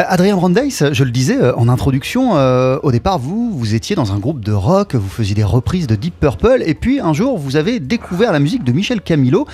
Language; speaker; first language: French; native; French